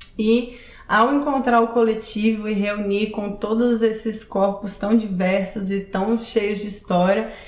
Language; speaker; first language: Portuguese; native; Portuguese